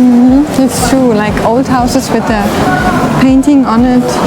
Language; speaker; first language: English; non-native, learner; German